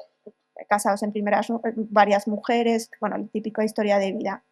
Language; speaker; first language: Spanish; native; Spanish